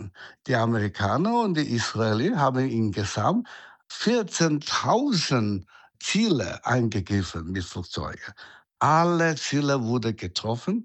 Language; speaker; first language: German; non-native, fluent; Chinese